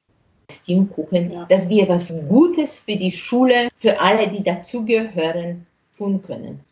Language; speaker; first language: German; non-native, fluent; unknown